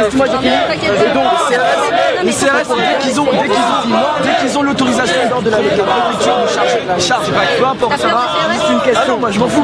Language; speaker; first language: French; native; French